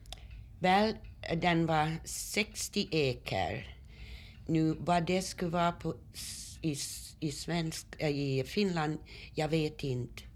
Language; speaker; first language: Swedish; early bilingual, heritage; Swedish